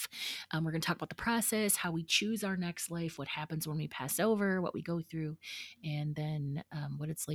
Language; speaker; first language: English; native; English